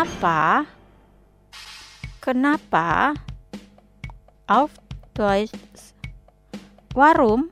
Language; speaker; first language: German; non-native, fluent; Indonesian